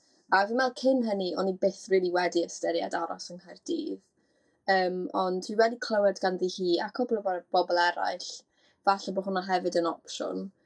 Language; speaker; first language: Welsh; native; Welsh